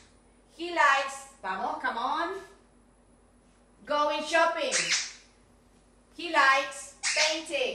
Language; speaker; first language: English; non-native, fluent; Spanish